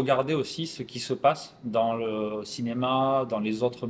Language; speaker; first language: French; native; French